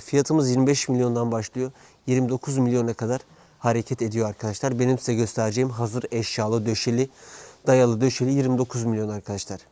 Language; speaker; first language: Turkish; native; Turkish